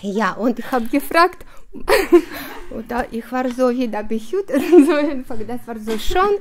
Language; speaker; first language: German; non-native, fluent; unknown